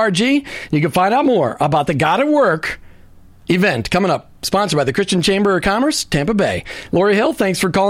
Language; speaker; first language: English; native; English